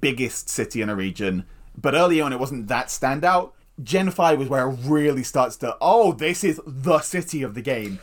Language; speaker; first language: English; native; English